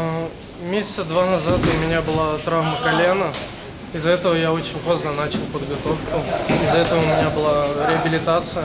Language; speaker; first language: Russian; native; Russian